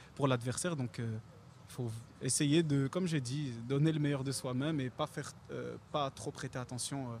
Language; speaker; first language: French; native; French